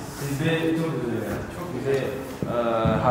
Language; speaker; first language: Turkish; non-native, learner; Indonesian